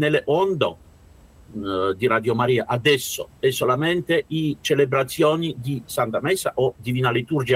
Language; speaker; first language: Italian; non-native, learner; Russian